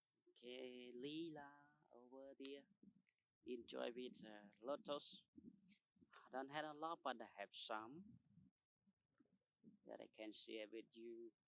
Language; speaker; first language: English; non-native, learner; Khmer